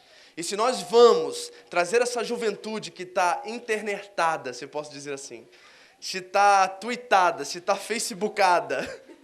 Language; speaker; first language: Portuguese; native; Portuguese